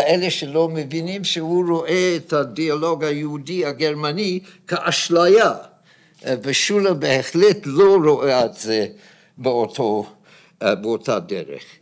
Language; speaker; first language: Hebrew; non-native, fluent; English